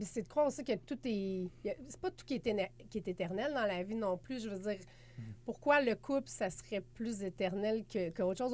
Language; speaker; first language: French; native; French